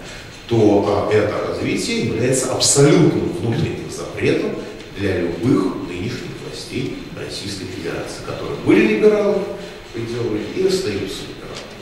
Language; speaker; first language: Russian; native; Russian